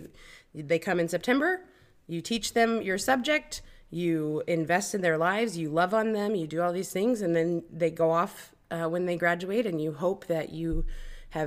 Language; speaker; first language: English; native; English